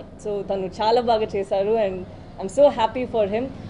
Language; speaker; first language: Telugu; non-native, fluent; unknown